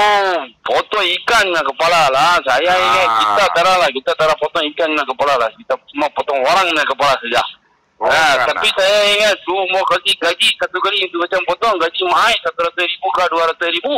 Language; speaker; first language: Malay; non-native, local second language; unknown